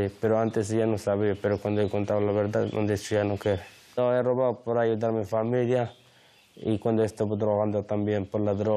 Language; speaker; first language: Spanish; non-native, learner; Arabic